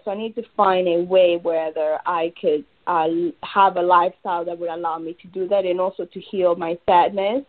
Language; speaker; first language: English; early bilingual, other home language; Spanish